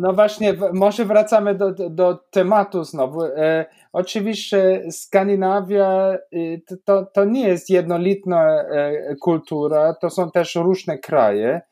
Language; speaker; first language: Polish; non-native, fluent; German